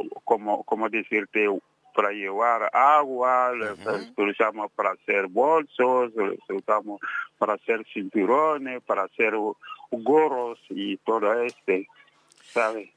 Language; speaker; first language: Spanish; non-native, fluent; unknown